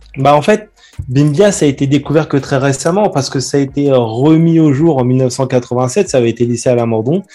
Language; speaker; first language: French; native; French